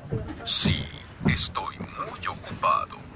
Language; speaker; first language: Spanish; non-native, learner; Russian